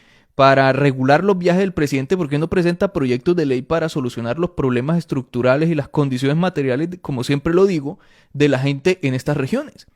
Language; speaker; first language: Spanish; native; Spanish